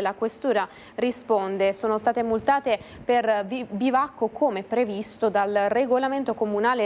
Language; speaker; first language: Italian; native; Italian